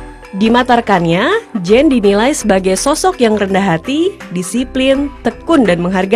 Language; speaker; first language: Indonesian; native; Indonesian